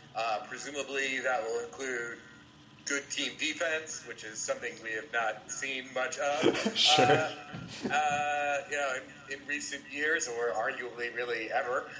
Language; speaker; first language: English; native; English